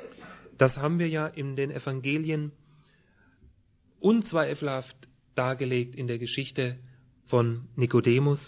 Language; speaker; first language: German; native; German